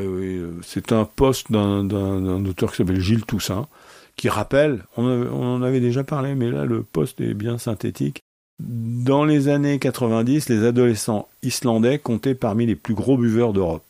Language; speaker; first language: French; native; French